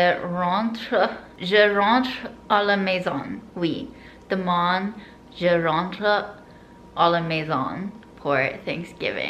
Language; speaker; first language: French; non-native, learner; English